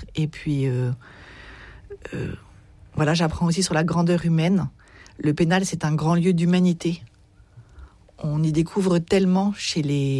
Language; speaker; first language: French; native; French